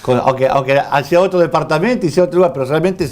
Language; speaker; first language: Spanish; native; Spanish